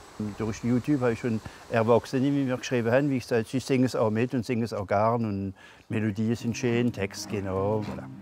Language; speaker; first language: German; non-native, local second language; French